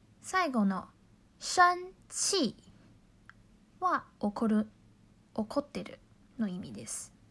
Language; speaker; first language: Japanese; non-native, fluent; Chinese